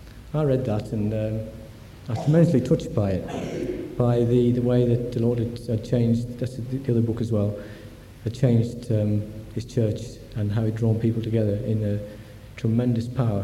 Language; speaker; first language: English; native; English